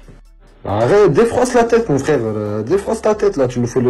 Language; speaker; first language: French; native; French